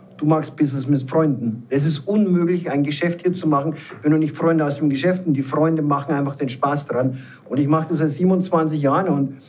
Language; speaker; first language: German; native; German